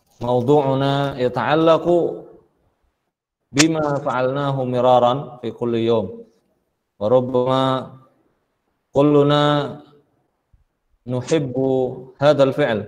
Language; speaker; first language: Arabic; non-native, fluent; Indonesian